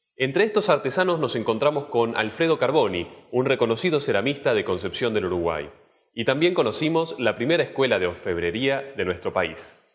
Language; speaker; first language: Spanish; native; Spanish